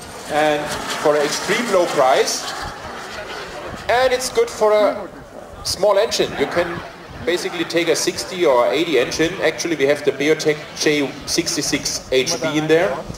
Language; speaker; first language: English; non-native, fluent; German